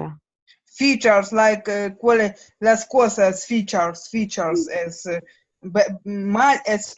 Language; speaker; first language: Spanish; non-native, learner; Russian